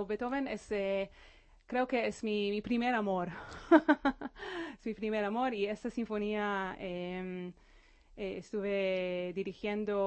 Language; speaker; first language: Spanish; non-native, fluent; Hebrew